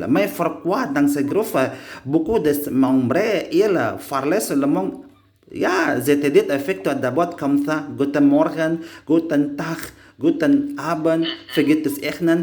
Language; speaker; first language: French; non-native, learner; Indonesian